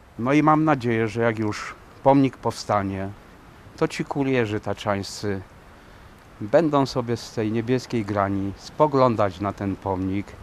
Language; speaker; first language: Polish; native; Polish